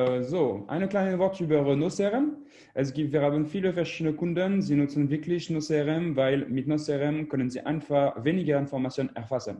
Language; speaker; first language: German; non-native, learner; French